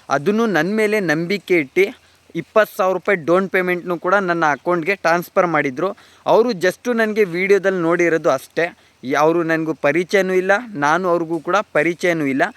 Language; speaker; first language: Kannada; native; Kannada